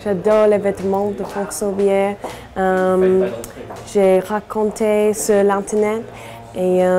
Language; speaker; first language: French; non-native, learner; English